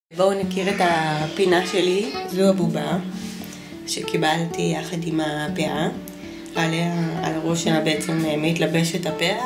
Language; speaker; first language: Hebrew; native; Hebrew